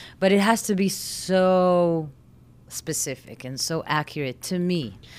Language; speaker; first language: English; non-native, fluent; Hebrew